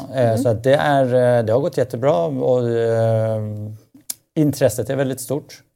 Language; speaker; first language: Swedish; native; Swedish